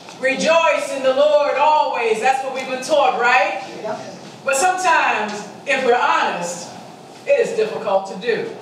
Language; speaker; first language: English; native; English